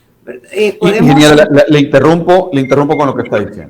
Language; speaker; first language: Spanish; native; Spanish